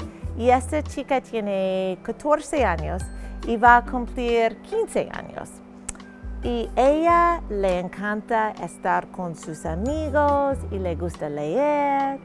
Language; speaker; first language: Spanish; non-native, fluent; English